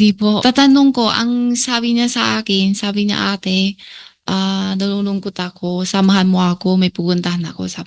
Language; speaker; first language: Filipino; early bilingual, other home language; Chinese